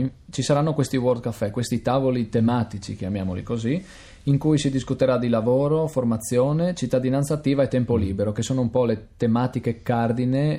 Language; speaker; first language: Italian; native; Italian